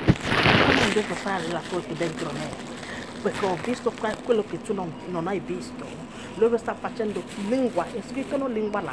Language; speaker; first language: Italian; non-native, learner; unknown